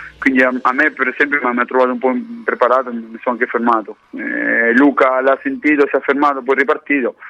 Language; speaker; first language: Italian; non-native, fluent; Spanish